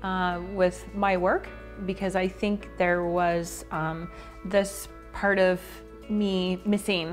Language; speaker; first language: English; native; English